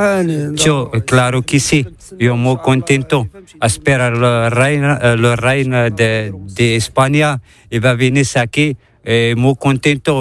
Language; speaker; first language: Spanish; non-native, learner; Arabic